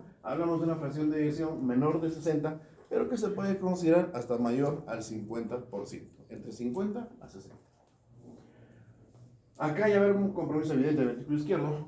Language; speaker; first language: Spanish; native; Spanish